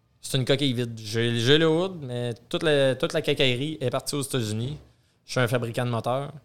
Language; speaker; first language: French; native; French